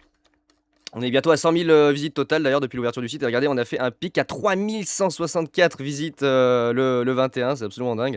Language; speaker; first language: French; native; French